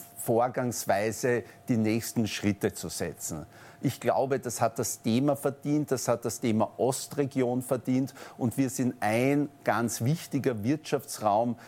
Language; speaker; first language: German; native; German